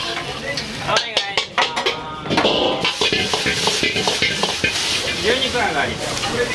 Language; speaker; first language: Japanese; native; Japanese